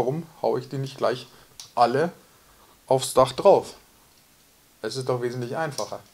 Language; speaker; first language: German; native; German